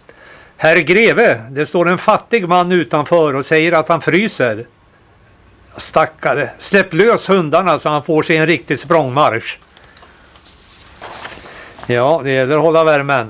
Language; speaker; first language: Swedish; native; Swedish